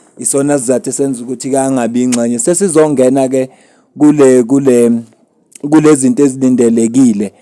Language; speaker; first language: Zulu; native; Zulu